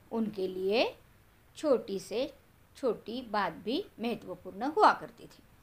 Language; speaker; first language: Hindi; non-native, local second language; Marathi